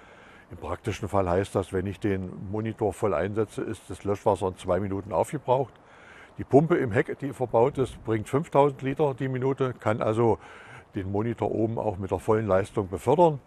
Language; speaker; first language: German; native; German